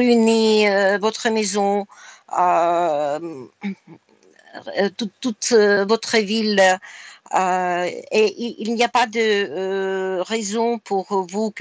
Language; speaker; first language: French; non-native, fluent; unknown